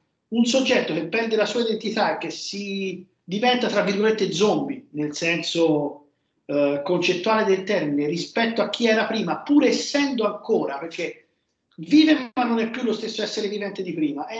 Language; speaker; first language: Italian; native; Italian